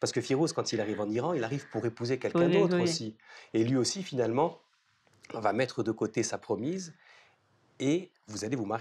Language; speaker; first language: French; native; French